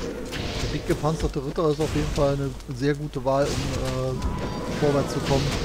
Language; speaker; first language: German; native; German